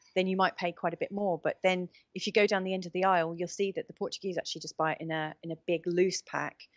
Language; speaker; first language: English; native; English